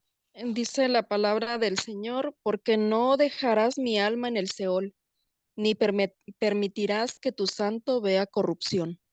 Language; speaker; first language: Spanish; native; Spanish